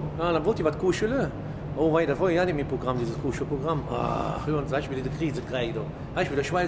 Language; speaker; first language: German; native; German